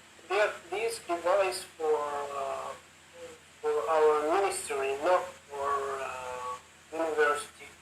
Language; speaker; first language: English; non-native, learner; Turkish